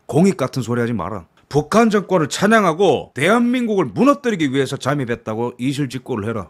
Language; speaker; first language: Korean; native; Korean